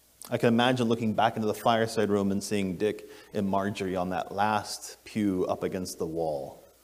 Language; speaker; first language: English; native; English